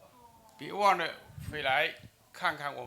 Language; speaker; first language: Chinese; native; Chinese